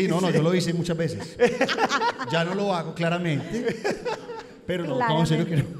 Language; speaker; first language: Spanish; native; Spanish